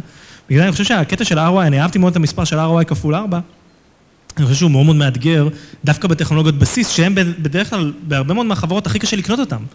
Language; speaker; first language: Hebrew; native; Hebrew